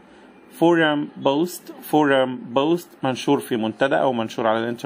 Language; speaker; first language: Arabic; native; Arabic